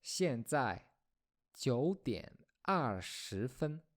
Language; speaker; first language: Chinese; non-native, fluent; Polish